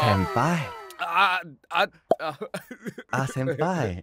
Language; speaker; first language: English; non-native, learner; Korean